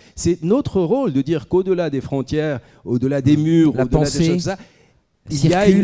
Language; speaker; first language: French; non-native, local second language; Arabic